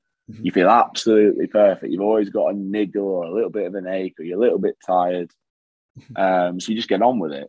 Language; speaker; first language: English; native; English